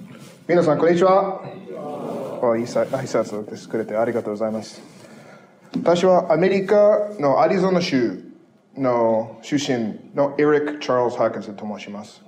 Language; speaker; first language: Japanese; non-native, fluent; English